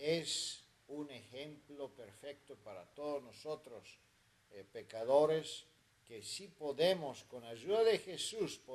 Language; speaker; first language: Spanish; non-native, fluent; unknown